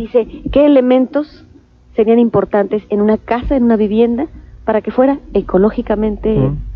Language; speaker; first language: Spanish; native; Spanish